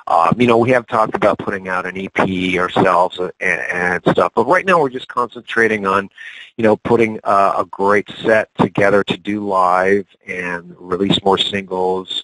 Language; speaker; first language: English; native; English